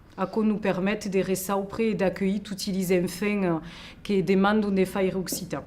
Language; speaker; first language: Occitan; non-native, local second language; French